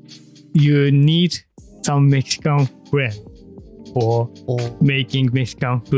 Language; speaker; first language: English; non-native, learner; Japanese